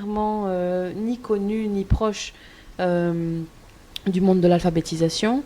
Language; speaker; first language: French; native; French